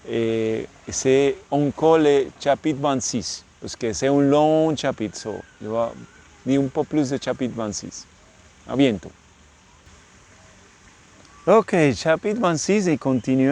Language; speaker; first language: French; non-native, learner; English